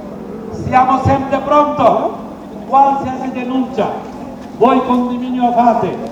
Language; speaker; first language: Italian; non-native, learner; Bangla